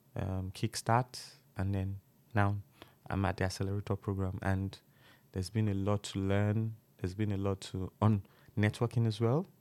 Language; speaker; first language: English; non-native, local second language; Yoruba